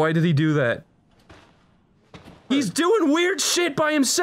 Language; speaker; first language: English; native; English